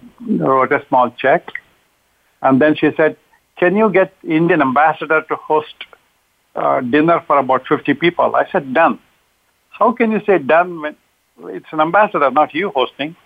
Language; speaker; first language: English; non-native, local second language; Kannada